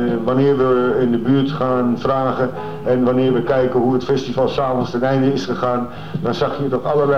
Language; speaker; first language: Dutch; native; Dutch